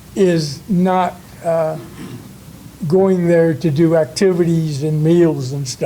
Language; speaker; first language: English; native; English